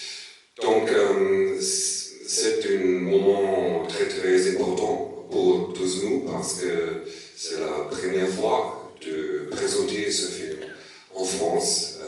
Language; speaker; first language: French; non-native, learner; German